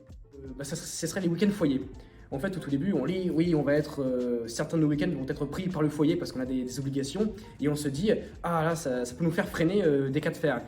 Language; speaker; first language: French; native; French